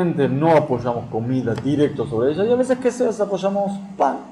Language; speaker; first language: Spanish; native; Spanish